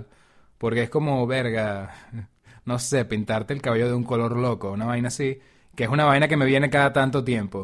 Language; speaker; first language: Spanish; native; Spanish